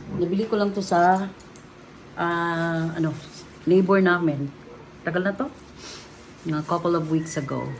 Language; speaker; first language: Filipino; non-native, local second language; Cebuano